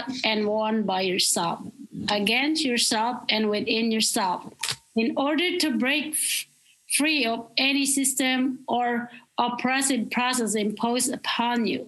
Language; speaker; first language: English; non-native, fluent; Spanish